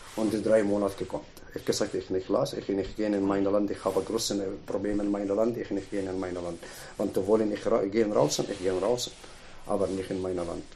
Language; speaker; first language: German; non-native, learner; Arabic